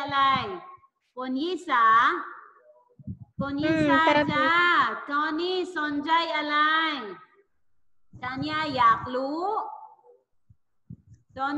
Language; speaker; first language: Thai; non-native, learner; Filipino